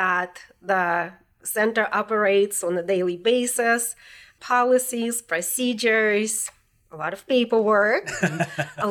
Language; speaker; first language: English; non-native, fluent; Russian